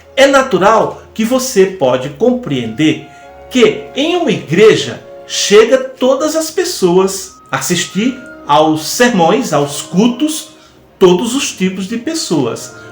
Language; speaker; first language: Portuguese; native; Portuguese